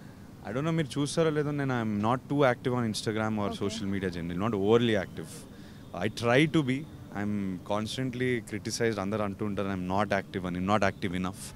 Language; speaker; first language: Telugu; native; Telugu